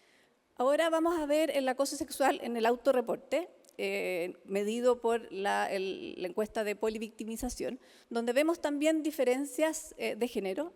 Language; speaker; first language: Spanish; native; Spanish